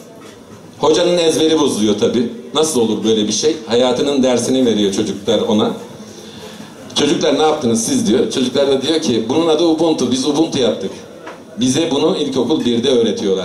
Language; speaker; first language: Turkish; native; Turkish